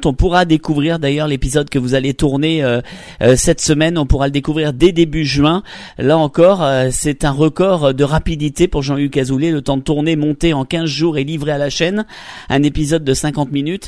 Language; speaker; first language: French; native; French